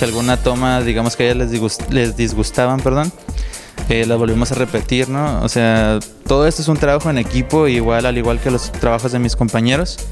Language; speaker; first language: Spanish; native; Spanish